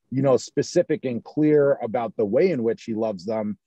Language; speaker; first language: English; native; English